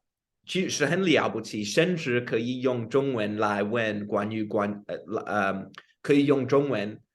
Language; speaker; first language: Chinese; non-native, fluent; English